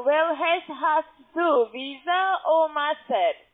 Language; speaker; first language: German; non-native, learner; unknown